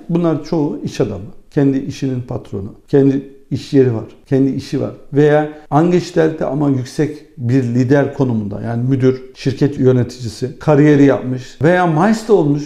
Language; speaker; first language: Turkish; early bilingual, heritage; Turkish